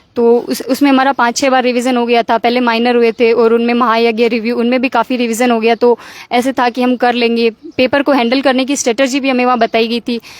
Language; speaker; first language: Hindi; native; Hindi